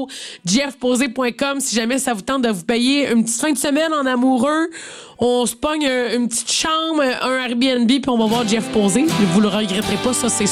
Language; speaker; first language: French; native; French